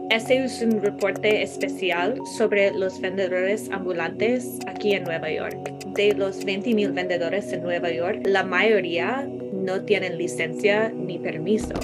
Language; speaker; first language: Spanish; non-native, learner; English